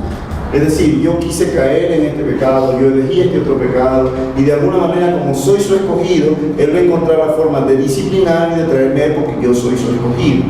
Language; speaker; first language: Spanish; native; Spanish